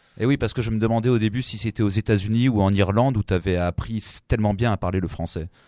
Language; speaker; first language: French; native; French